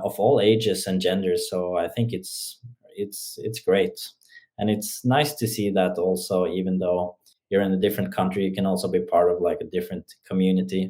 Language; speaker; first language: English; non-native, fluent; Norwegian